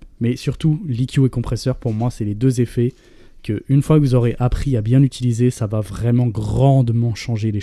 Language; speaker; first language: French; native; French